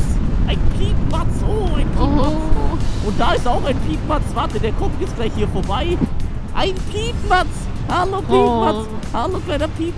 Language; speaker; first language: German; native; German